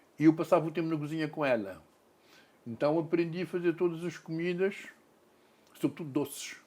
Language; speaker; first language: Portuguese; non-native, local second language; Kabuverdianu